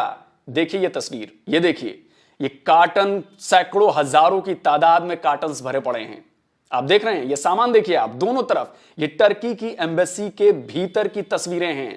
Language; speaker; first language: Hindi; native; Hindi